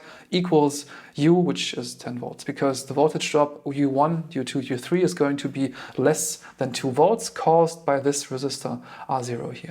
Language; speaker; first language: English; non-native, fluent; German